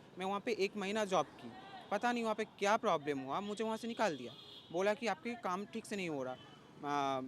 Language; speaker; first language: Hindi; native; Hindi